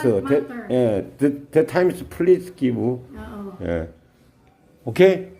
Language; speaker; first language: English; non-native, learner; Korean